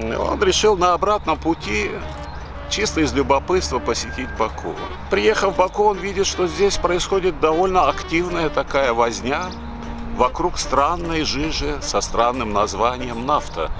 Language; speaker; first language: Russian; native; Russian